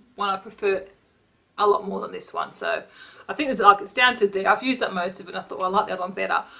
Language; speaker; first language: English; native; English